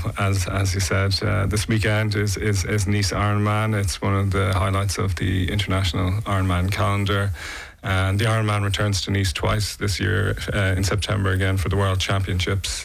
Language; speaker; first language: English; native; English